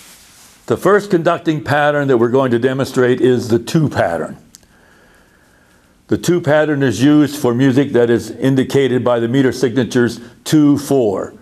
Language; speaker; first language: English; native; English